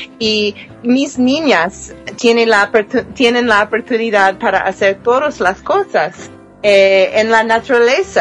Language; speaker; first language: Spanish; non-native, fluent; English